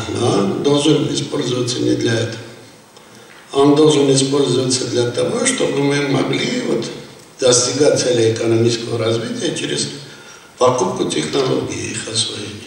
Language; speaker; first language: Russian; non-native, local second language; Armenian